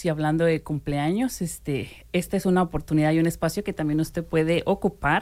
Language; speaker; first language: Spanish; native; Spanish